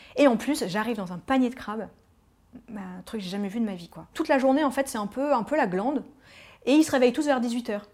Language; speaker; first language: French; native; French